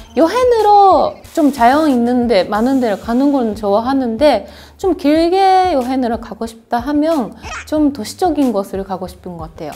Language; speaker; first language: Korean; non-native, fluent; Japanese